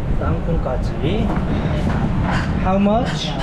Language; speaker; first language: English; non-native, learner; Korean